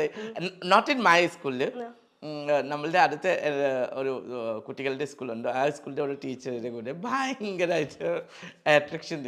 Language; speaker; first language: Malayalam; non-native, learner; Assamese